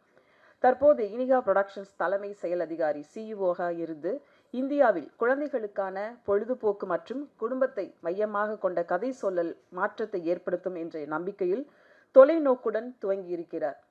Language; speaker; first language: Tamil; native; Tamil